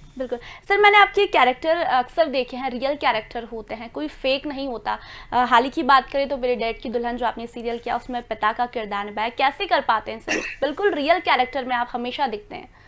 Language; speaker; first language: Hindi; native; Hindi